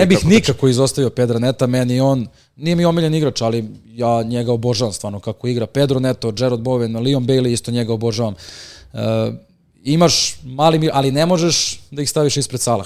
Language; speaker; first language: Serbian; native; Serbian